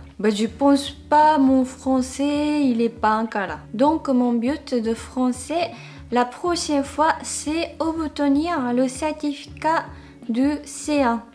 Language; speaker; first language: French; non-native, fluent; Japanese